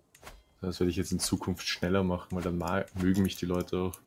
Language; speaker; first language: German; native; German